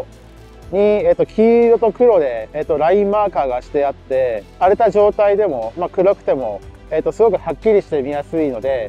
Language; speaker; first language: Japanese; native; Japanese